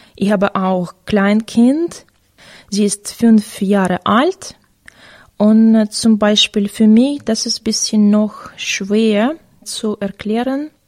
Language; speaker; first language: German; non-native, learner; Russian